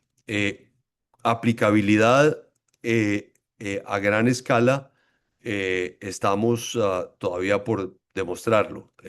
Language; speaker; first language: Spanish; native; Spanish